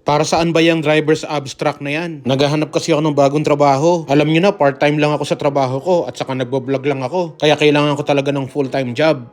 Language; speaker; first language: Filipino; native; Filipino